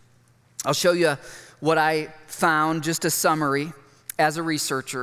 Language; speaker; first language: English; native; English